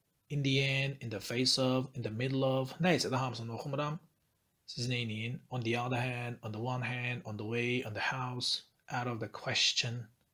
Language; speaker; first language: English; non-native, fluent; Azerbaijani